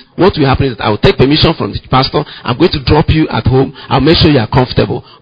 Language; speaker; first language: English; non-native, local second language; Igbo